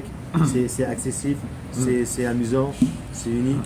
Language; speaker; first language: French; native; French